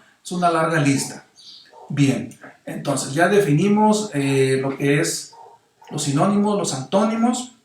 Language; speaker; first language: Spanish; native; Spanish